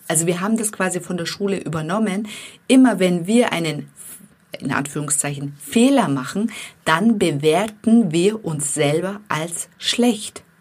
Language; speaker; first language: German; non-native, fluent; Turkish